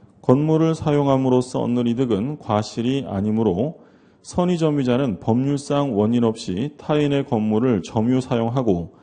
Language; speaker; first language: Korean; native; Korean